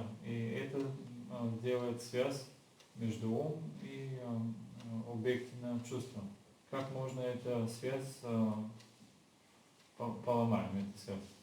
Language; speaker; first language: Russian; non-native, learner; Bulgarian